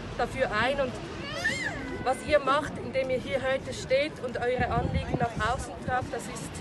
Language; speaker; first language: German; native; German